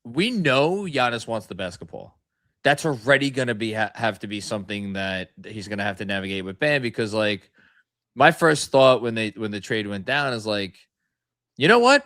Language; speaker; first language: English; native; English